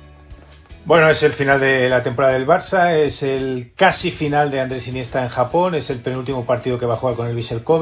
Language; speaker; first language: Spanish; native; Spanish